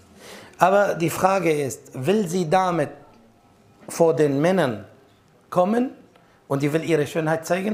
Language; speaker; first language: German; non-native, fluent; Arabic